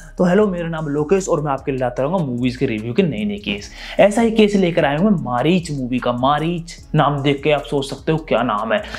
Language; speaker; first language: Hindi; native; Hindi